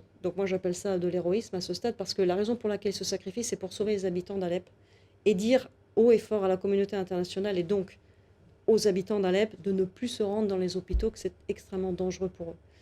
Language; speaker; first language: French; native; French